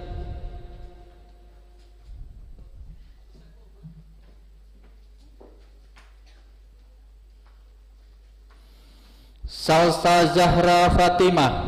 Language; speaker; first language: Indonesian; native; Indonesian